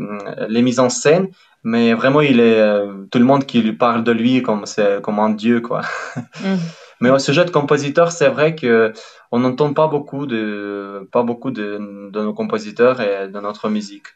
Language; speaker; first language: French; non-native, fluent; Ukrainian